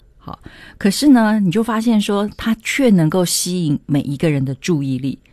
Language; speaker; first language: Chinese; native; Chinese